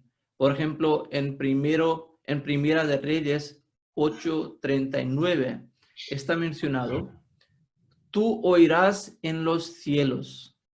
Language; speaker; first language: Spanish; non-native, fluent; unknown